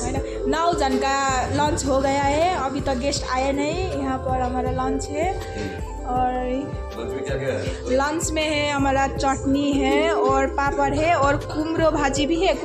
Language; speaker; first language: Hindi; non-native, local second language; Nepali